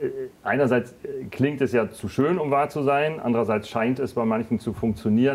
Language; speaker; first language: German; native; German